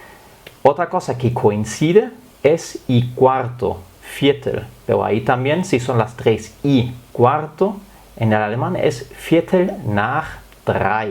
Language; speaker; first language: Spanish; non-native, fluent; German